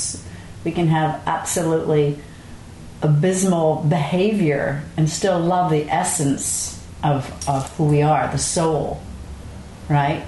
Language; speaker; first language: English; native; English